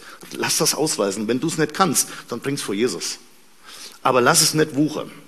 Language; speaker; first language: German; native; German